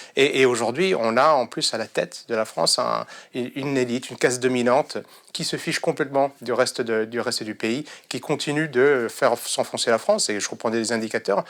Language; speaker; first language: French; early bilingual, other home language; Serbian